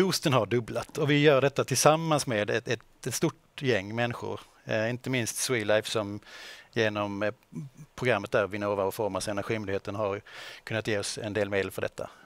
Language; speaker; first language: Swedish; native; Swedish